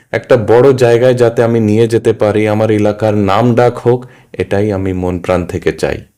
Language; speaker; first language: Bangla; early bilingual, heritage; Bangla